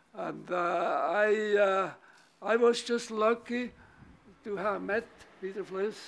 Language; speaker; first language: English; non-native, fluent; German